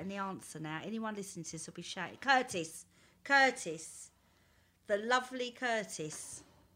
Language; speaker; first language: English; native; English